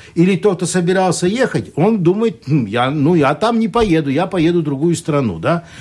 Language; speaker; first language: Russian; non-native, local second language; Latvian